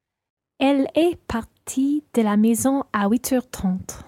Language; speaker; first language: French; non-native, learner; English